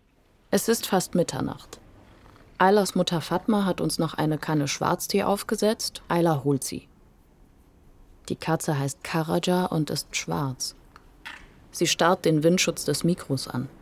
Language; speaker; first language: German; native; German